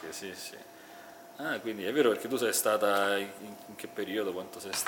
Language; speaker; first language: Italian; native; Italian